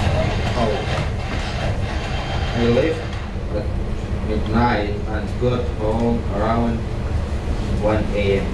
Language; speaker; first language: English; non-native, learner; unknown